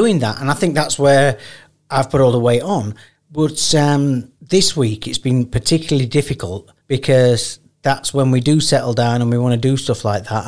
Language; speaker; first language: English; native; English